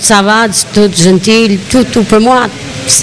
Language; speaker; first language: French; non-native, learner; Albanian